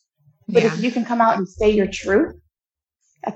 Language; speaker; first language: English; native; English